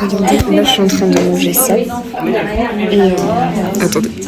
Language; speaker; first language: French; native; French